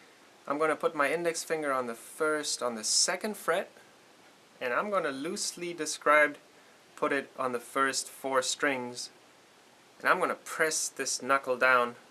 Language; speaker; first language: English; native; English